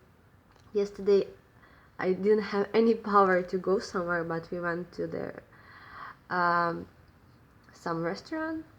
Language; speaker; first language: English; non-native, learner; Russian